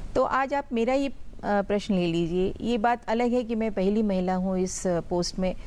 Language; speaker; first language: Hindi; native; Hindi